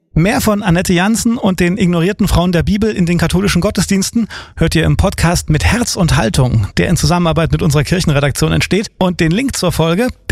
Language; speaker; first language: German; native; German